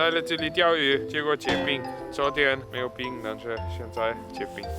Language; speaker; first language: Chinese; non-native, learner; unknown